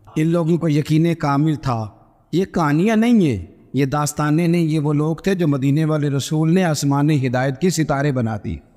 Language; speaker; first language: Urdu; non-native, local second language; Punjabi